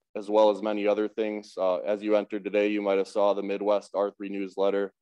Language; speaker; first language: English; native; English